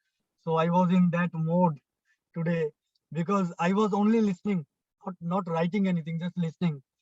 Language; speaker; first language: English; non-native, local second language; Hindi